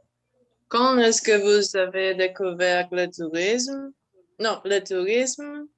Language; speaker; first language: French; non-native, learner; Spanish